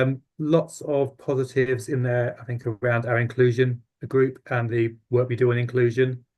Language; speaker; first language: English; native; English